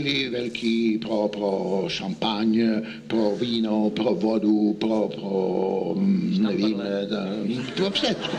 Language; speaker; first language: Czech; non-native, learner; Italian